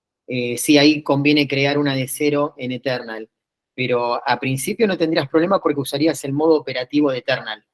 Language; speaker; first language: Spanish; native; Spanish